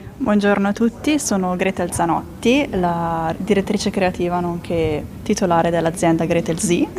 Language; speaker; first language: Italian; native; Italian